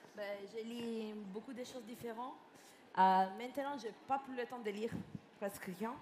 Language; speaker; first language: French; non-native, fluent; Italian